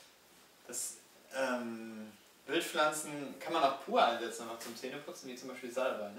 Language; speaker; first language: German; native; German